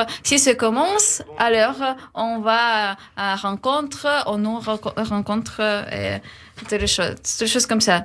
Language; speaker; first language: French; non-native, learner; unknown